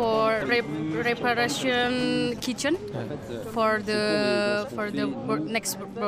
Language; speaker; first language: English; non-native, learner; Indonesian